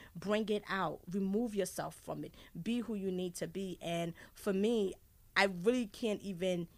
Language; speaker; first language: English; early bilingual, other home language; Haitian Creole